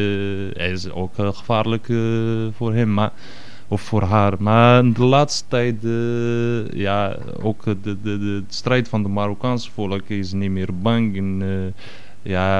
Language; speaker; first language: Dutch; non-native, fluent; Arabic